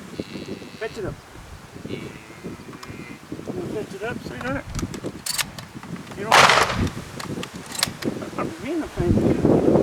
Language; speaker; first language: English; native; English